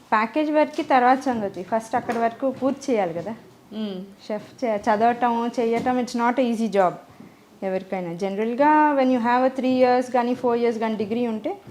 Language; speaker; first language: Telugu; native; Telugu